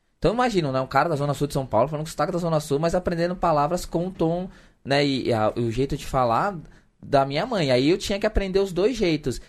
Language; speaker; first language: Portuguese; native; Portuguese